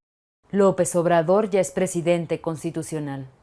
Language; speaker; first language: Spanish; native; Spanish